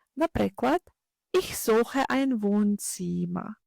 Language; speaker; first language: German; non-native, fluent; Ukrainian